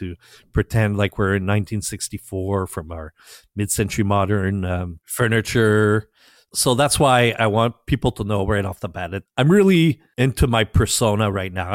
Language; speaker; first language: English; non-native, fluent; French